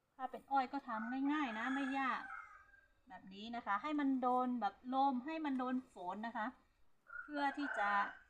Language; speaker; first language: Thai; non-native, local second language; Hmong